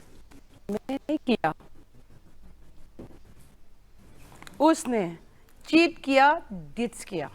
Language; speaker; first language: Hindi; non-native, local second language; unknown